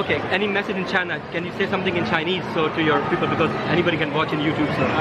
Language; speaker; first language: English; non-native, local second language; Urdu